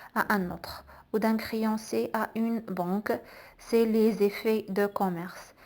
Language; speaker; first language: French; non-native, local second language; Arabic